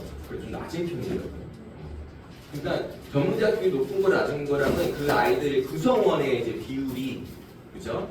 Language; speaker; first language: Korean; native; Korean